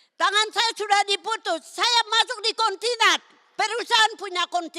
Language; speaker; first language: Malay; non-native, local second language; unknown